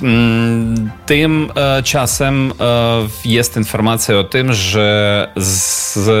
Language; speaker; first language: Polish; non-native, learner; Ukrainian